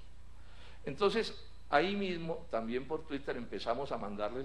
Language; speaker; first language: Spanish; native; Spanish